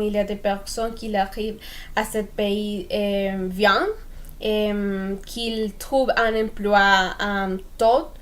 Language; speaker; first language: French; non-native, learner; Spanish